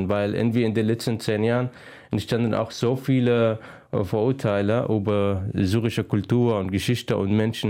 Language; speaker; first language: German; non-native, fluent; Arabic